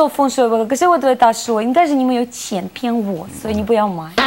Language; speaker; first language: Chinese; non-native, learner; Russian